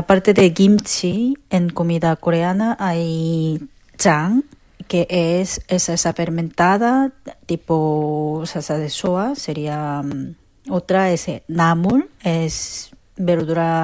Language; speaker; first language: Spanish; non-native, fluent; Korean